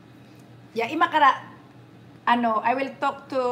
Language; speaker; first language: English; non-native, local second language; Filipino